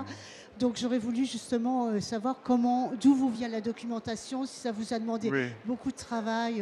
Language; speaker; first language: French; native; French